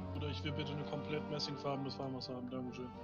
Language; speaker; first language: German; native; German